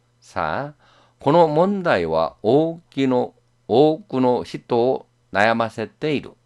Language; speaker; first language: Japanese; non-native, fluent; Korean